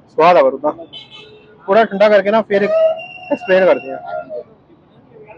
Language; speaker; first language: Hindi; non-native, local second language; Punjabi